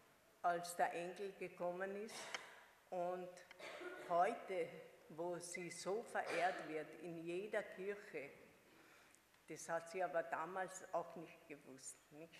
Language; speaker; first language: German; non-native, fluent; Hungarian